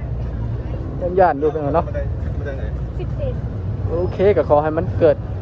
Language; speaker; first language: Thai; non-native, local second language; Lao